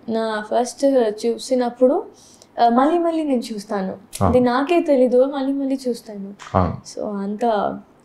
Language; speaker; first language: Telugu; non-native, learner; Tamil